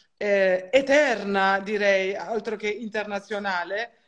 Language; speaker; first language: Italian; native; Italian